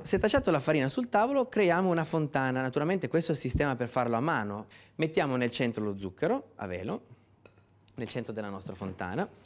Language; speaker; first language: Italian; native; Italian